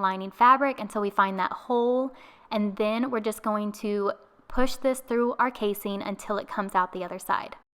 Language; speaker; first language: English; native; English